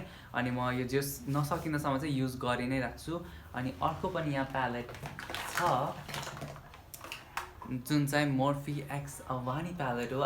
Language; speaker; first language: Nepali; native; Nepali